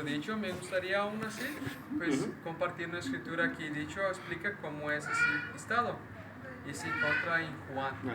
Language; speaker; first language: Spanish; native; Spanish